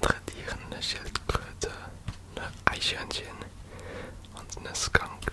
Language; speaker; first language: German; non-native, learner; English